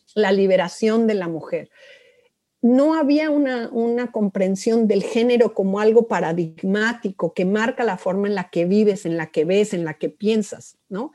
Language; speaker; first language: Spanish; native; Spanish